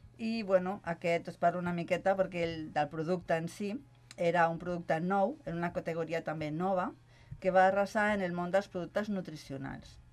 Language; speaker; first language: Catalan; non-native, local second language; Spanish